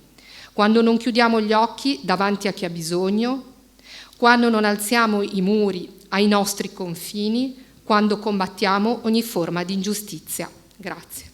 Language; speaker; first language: Italian; native; Italian